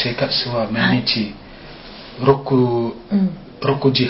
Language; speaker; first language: Japanese; non-native, learner; Indonesian